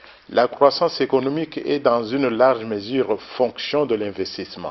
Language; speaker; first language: French; non-native, local second language; Luba-Lulua